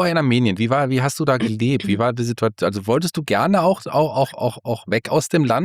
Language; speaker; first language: German; native; German